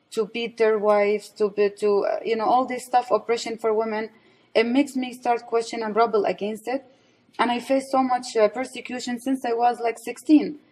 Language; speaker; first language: English; non-native, fluent; Arabic